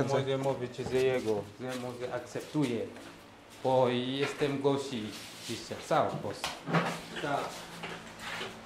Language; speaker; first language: Polish; non-native, learner; Swahili